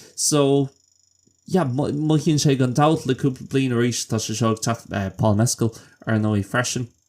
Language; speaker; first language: Irish; non-native, local second language; English